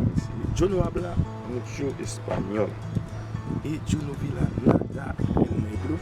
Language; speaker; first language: Spanish; non-native, learner; Haitian Creole